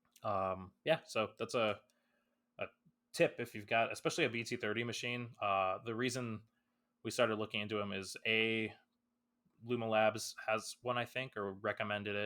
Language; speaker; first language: English; native; English